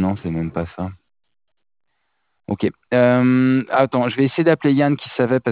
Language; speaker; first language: French; native; French